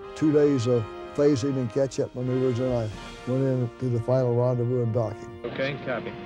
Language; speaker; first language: English; native; English